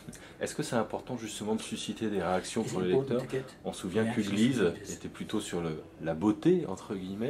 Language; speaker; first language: French; native; French